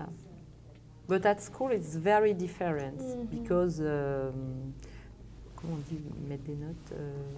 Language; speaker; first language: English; non-native, learner; French